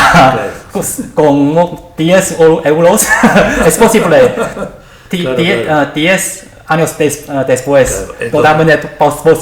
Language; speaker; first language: Spanish; non-native, learner; Chinese